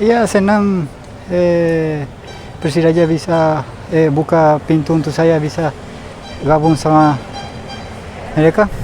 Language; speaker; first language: Indonesian; non-native, fluent; Spanish